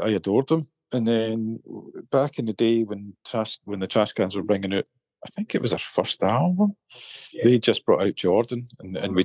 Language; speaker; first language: English; native; English